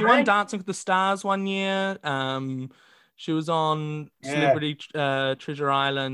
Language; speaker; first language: English; native; English